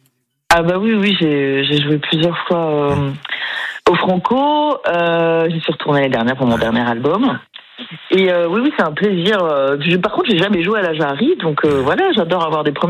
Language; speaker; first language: French; native; French